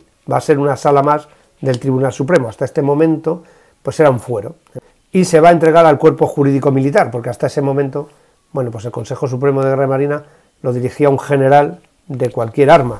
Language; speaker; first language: Spanish; native; Spanish